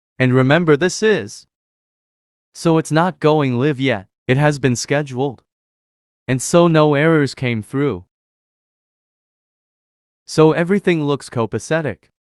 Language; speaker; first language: English; native; English